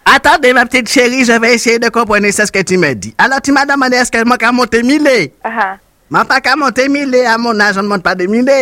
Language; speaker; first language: French; native; French